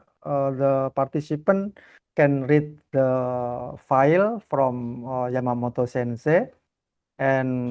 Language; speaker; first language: English; non-native, learner; Indonesian